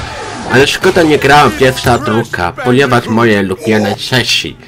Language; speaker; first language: Polish; non-native, learner; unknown